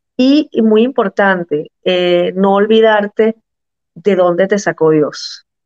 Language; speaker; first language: Spanish; native; Spanish